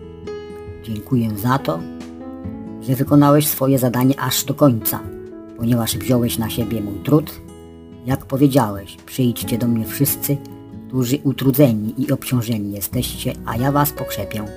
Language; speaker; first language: Polish; native; Polish